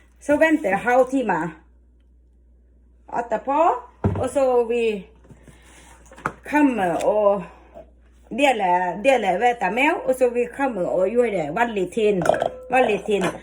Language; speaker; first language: English; non-native, learner; Thai